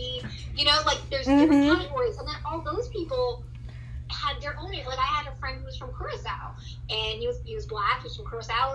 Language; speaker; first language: English; early bilingual, other home language; Spanish